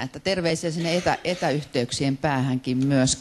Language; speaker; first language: Finnish; native; Finnish